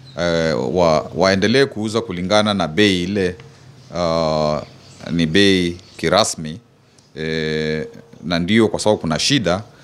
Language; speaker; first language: Swahili; non-native, local second language; Kamba